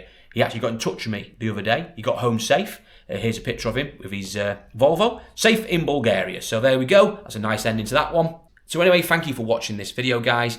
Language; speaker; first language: English; native; English